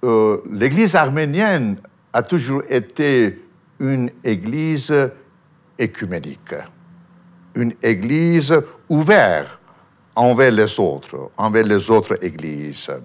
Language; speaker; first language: French; non-native, fluent; Armenian